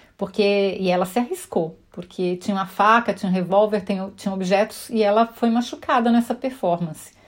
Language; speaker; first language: Portuguese; native; Portuguese